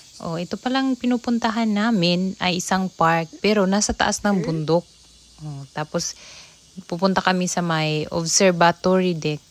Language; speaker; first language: Filipino; native; Filipino